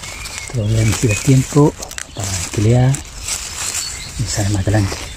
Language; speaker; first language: Spanish; non-native, learner; Chinese